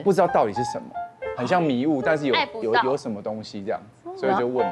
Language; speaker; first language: Chinese; native; Chinese